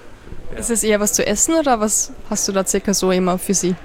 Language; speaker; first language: German; native; German